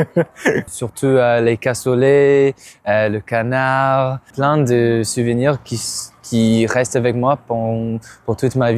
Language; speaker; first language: French; non-native, learner; English